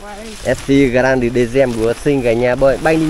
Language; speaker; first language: Portuguese; non-native, learner; Vietnamese